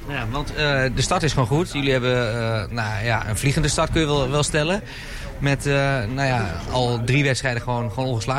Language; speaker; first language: Dutch; native; Dutch